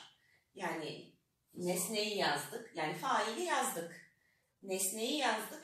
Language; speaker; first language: Turkish; non-native, fluent; Arabic